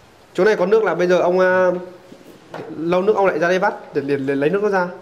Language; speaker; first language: Vietnamese; native; Vietnamese